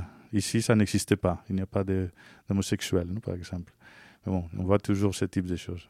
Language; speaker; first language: French; non-native, fluent; Spanish